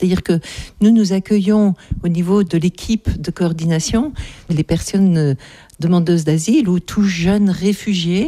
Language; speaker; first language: French; native; French